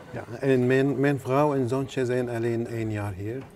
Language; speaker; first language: Dutch; non-native, learner; Arabic